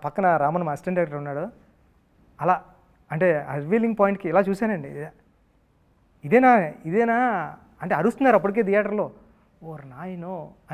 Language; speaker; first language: Telugu; native; Telugu